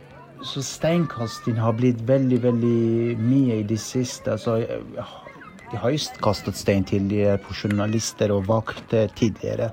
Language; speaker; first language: Norwegian; non-native, fluent; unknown